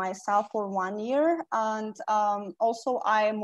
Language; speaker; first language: English; non-native, fluent; Turkish